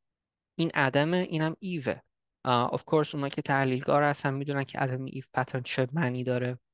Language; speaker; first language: Persian; early bilingual, heritage; Persian